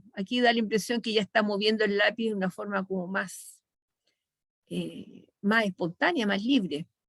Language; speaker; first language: Spanish; native; Spanish